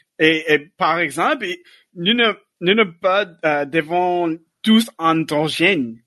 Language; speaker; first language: French; non-native, learner; English